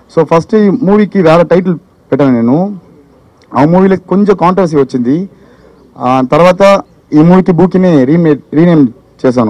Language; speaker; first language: Telugu; non-native, learner; Tamil